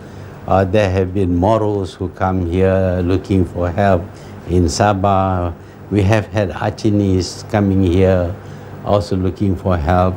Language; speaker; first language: English; non-native, local second language; Malay